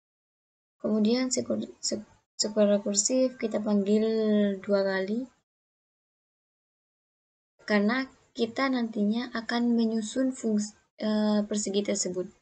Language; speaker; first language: Indonesian; native; Indonesian